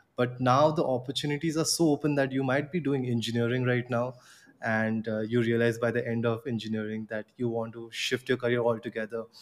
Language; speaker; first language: English; non-native, local second language; Gujarati